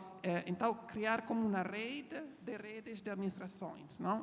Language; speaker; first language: Portuguese; non-native, fluent; Italian